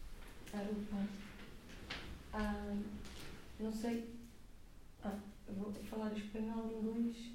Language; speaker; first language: Spanish; non-native, learner; Portuguese